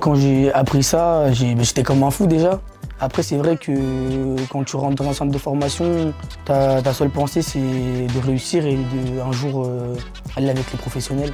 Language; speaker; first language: French; early bilingual, other home language; Portuguese